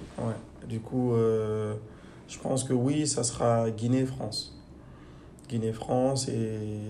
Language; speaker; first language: French; non-native, local second language; Fula